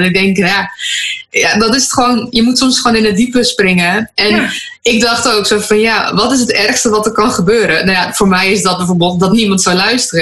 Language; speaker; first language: Dutch; native; Dutch